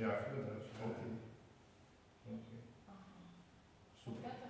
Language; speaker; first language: German; non-native, learner; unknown